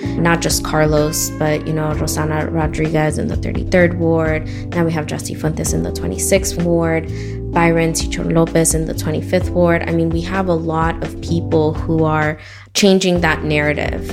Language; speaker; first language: English; early bilingual, other home language; Spanish